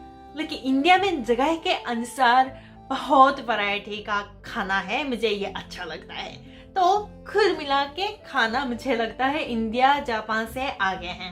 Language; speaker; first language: Hindi; non-native, fluent; Japanese